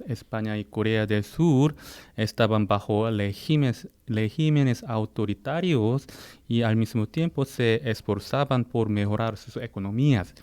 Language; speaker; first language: Spanish; non-native, fluent; Korean